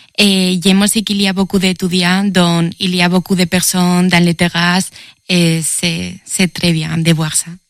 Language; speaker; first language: French; non-native, learner; Spanish